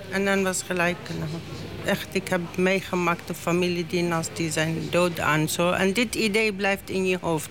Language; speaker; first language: Dutch; non-native, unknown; Arabic